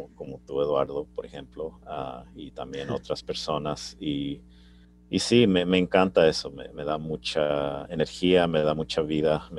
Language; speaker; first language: Spanish; early bilingual, heritage; Spanish